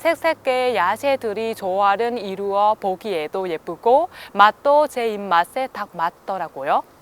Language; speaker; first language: Korean; non-native, fluent; Vietnamese